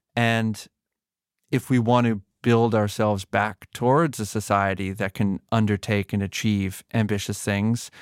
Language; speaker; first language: English; native; English